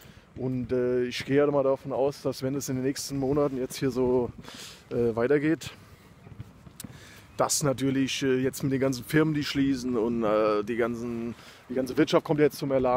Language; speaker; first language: German; native; German